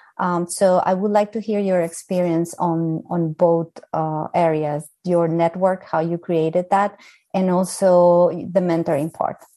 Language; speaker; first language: English; non-native, fluent; Spanish